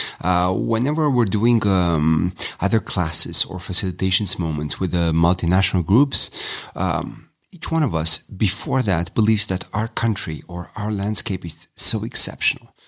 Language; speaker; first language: English; non-native, fluent; Romanian